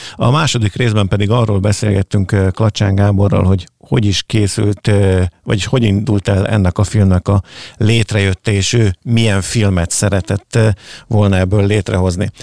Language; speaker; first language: Hungarian; native; Hungarian